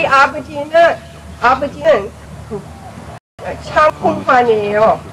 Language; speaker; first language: Korean; early bilingual, heritage; Korean